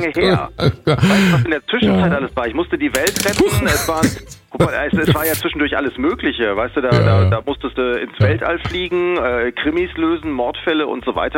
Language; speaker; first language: German; native; German